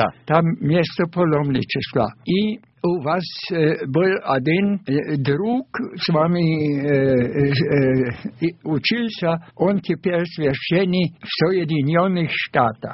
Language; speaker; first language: Russian; non-native, fluent; German